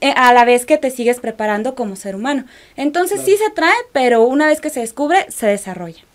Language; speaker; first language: Spanish; native; Spanish